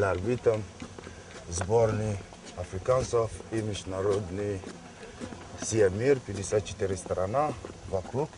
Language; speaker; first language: Russian; non-native, learner; Arabic